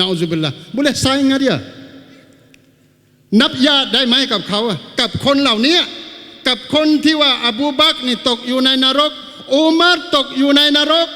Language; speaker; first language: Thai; non-native, local second language; Malay